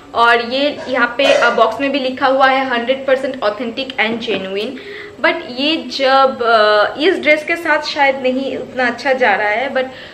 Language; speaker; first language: Hindi; non-native, local second language; Bangla